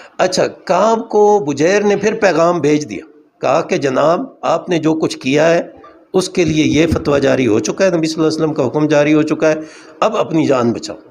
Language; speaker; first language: Urdu; non-native, local second language; Punjabi